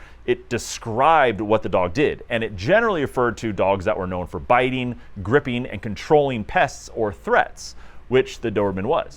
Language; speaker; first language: English; native; English